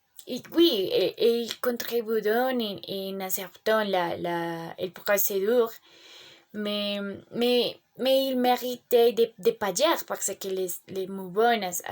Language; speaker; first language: French; non-native, learner; Spanish